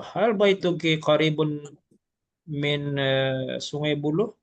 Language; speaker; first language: Arabic; non-native, fluent; Malay